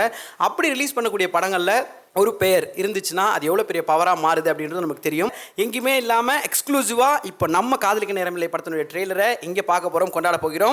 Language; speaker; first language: Tamil; native; Tamil